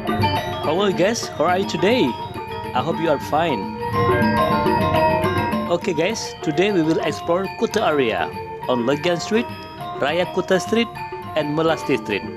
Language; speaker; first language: English; non-native, local second language; Indonesian